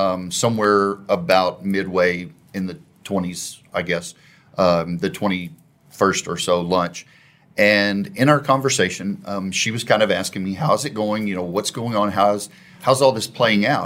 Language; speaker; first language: English; native; English